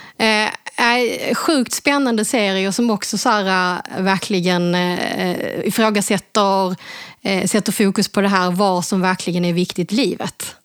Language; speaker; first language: Swedish; native; Swedish